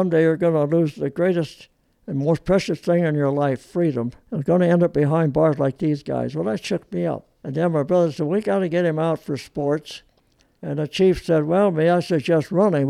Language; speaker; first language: English; early bilingual, other home language; Italian